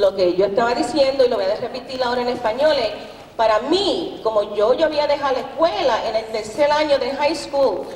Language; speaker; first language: Spanish; early bilingual, heritage; Spanish